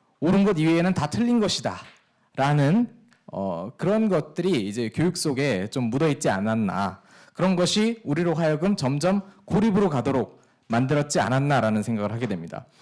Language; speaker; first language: Korean; early bilingual, heritage; Korean